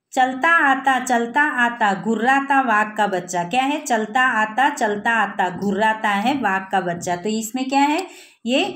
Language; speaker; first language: Hindi; non-native, local second language; Gujarati